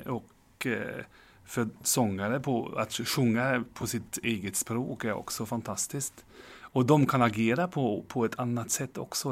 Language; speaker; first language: Swedish; non-native, fluent; German